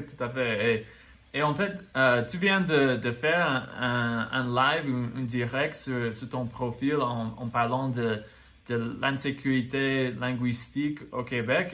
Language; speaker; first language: French; non-native, learner; English